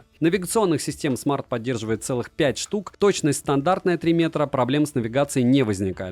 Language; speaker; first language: Russian; native; Russian